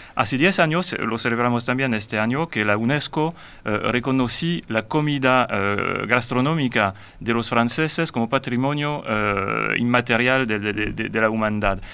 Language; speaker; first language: Spanish; non-native, learner; French